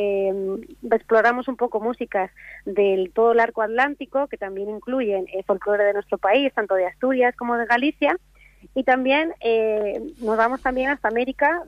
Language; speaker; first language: Spanish; native; Spanish